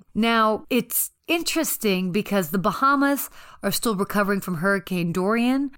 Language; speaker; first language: English; native; English